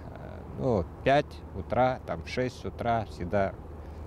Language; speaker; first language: Russian; native; Russian